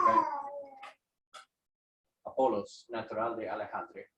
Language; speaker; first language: Spanish; non-native, learner; English